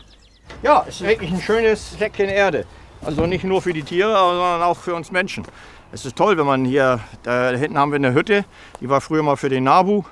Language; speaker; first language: German; native; German